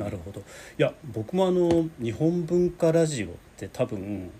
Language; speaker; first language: Japanese; native; Japanese